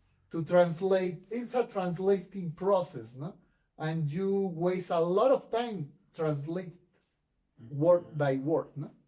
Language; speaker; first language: English; non-native, fluent; Spanish